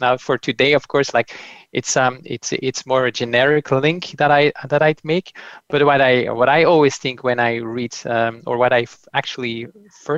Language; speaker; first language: English; non-native, fluent; Dutch